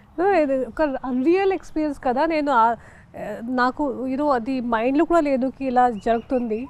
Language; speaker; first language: Telugu; non-native, local second language; Hindi